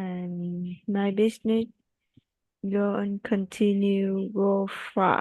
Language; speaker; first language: English; non-native, learner; Vietnamese